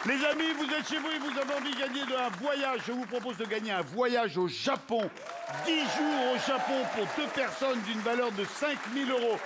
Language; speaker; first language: French; native; French